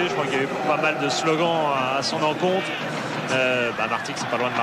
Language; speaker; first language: French; native; French